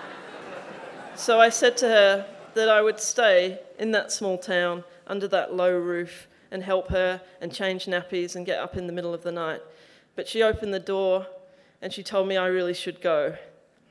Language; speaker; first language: English; native; English